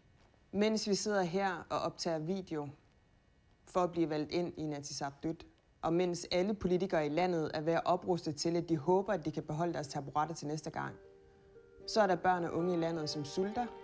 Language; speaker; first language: Danish; native; Danish